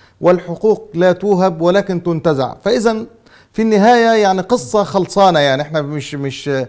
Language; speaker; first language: Arabic; native; Arabic